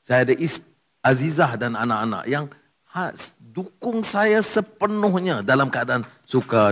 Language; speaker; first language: Malay; native; Malay